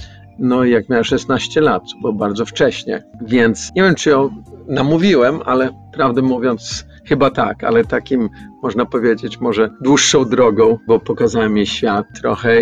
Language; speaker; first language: Polish; early bilingual, heritage; Polish